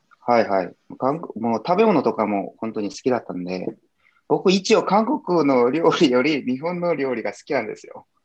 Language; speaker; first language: Japanese; non-native, fluent; Korean